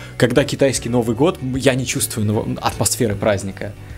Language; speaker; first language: Russian; native; Russian